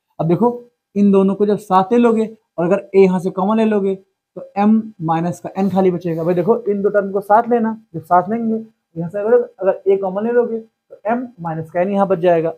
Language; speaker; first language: Hindi; native; Hindi